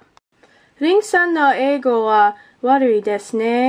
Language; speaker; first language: Japanese; non-native, learner; English